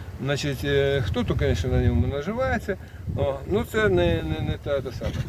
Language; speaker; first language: Ukrainian; native; Ukrainian